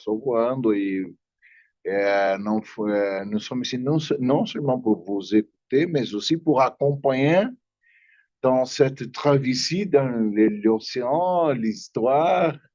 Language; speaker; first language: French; non-native, learner; Portuguese